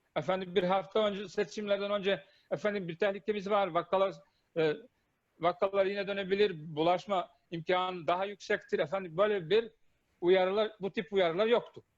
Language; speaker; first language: Turkish; non-native, fluent; Bosnian